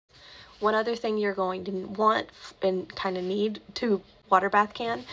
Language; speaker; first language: English; native; English